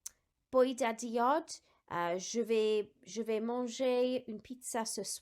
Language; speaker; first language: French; non-native, fluent; Welsh